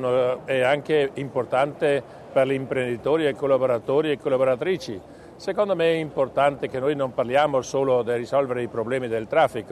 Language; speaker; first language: Italian; non-native, local second language; German